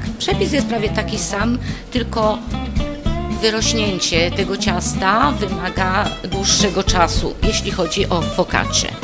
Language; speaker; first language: Polish; non-native, fluent; Italian